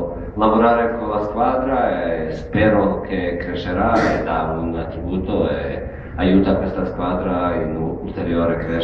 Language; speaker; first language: Italian; non-native, fluent; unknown